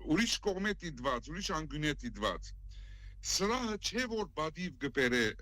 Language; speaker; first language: Armenian; native; Armenian